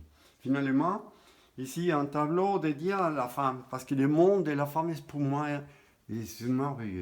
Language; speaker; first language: French; non-native, fluent; Spanish